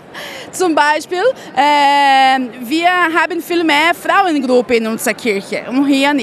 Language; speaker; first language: German; non-native, fluent; Portuguese